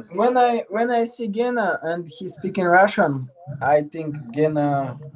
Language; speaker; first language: English; non-native, learner; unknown